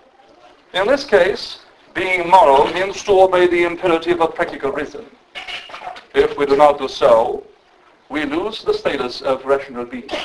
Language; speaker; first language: English; non-native, fluent; Romanian